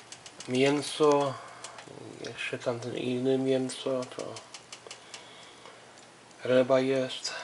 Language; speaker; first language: Polish; early bilingual, heritage; English